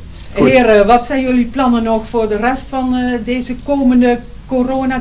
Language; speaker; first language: Dutch; native; Dutch